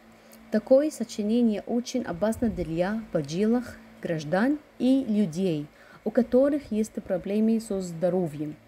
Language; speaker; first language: Russian; non-native, fluent; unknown